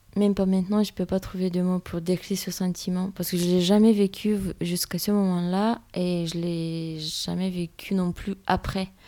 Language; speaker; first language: French; non-native, fluent; Romanian